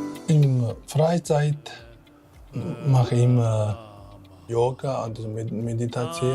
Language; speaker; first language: German; non-native, learner; Tibetan